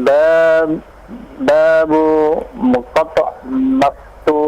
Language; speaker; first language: Arabic; non-native, learner; Indonesian